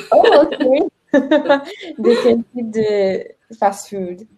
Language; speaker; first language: French; non-native, learner; Spanish